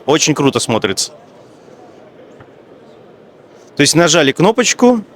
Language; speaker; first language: Russian; native; Russian